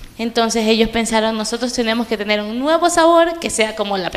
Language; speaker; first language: Spanish; native; Spanish